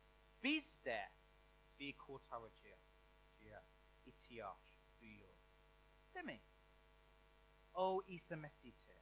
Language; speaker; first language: Turkish; non-native, learner; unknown